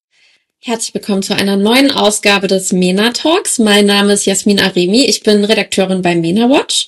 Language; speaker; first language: German; native; German